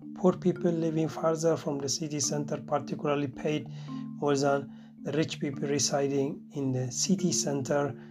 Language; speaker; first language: English; non-native, fluent; Tigrinya